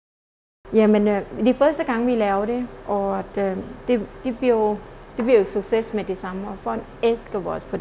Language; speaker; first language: Danish; non-native, fluent; Thai